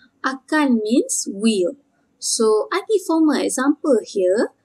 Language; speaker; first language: English; non-native, local second language; Malay